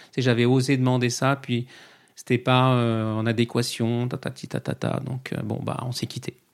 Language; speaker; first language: French; native; French